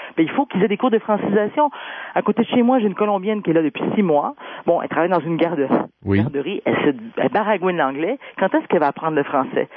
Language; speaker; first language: French; native; French